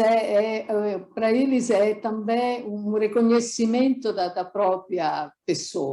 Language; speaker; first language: Portuguese; non-native, fluent; Italian